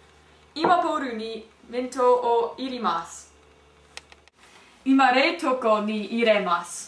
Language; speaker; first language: Japanese; non-native, learner; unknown